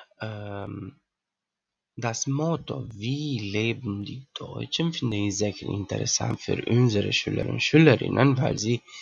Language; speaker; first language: German; non-native, learner; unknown